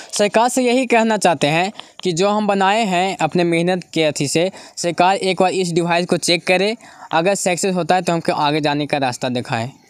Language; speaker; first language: Hindi; native; Hindi